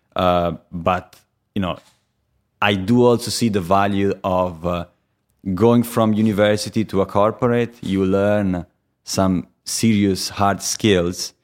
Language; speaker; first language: English; non-native, fluent; Italian